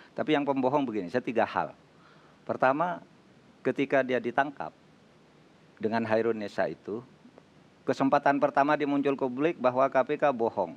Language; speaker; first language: Indonesian; non-native, local second language; Madurese